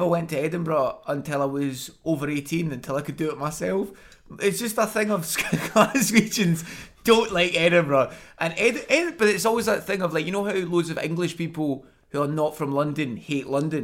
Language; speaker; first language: English; native; English